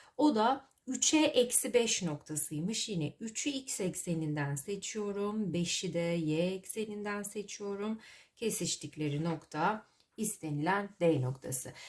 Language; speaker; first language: Turkish; native; Turkish